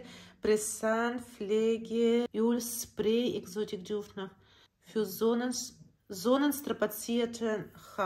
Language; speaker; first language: German; non-native, learner; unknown